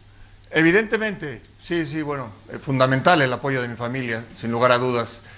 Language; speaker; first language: Spanish; native; Spanish